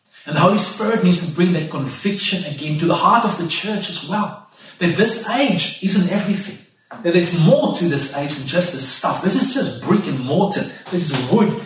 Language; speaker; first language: English; non-native, local second language; Afrikaans